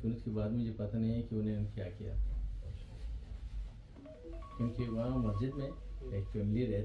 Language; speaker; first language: Hindi; non-native, fluent; Pashto